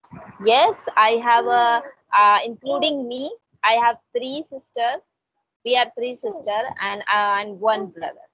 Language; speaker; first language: English; non-native, local second language; Hindi